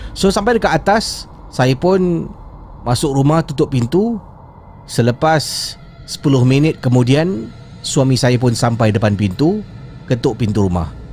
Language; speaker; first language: Malay; native; Malay